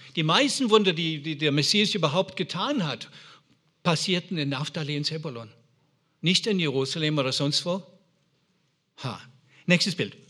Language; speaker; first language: German; non-native, fluent; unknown